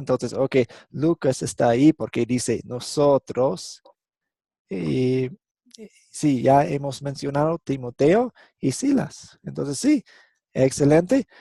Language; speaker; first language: Spanish; non-native, fluent; English